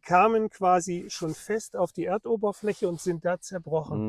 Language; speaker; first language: German; native; German